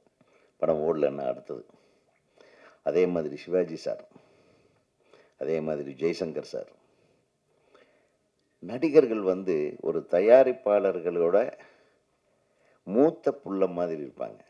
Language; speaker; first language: Tamil; native; Tamil